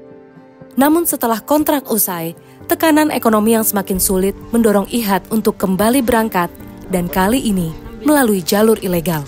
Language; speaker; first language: Indonesian; native; Indonesian